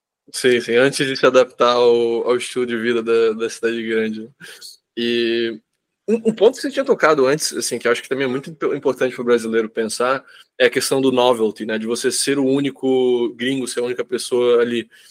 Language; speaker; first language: Portuguese; native; Portuguese